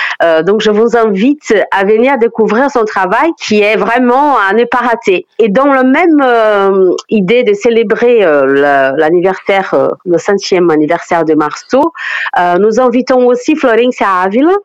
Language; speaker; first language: French; non-native, fluent; Portuguese